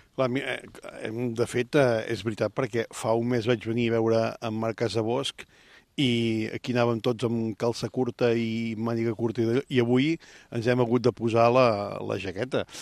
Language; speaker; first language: Catalan; native; Catalan